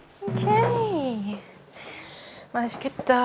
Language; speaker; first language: Korean; non-native, fluent; French